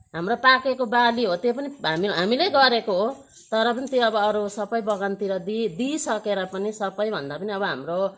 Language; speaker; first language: Nepali; native; Nepali